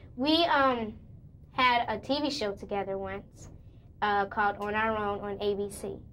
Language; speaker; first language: English; native; English